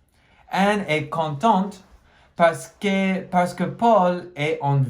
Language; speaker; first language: French; non-native, fluent; English